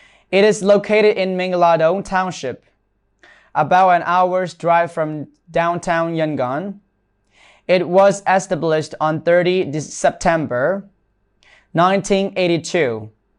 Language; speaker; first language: English; non-native, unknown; Burmese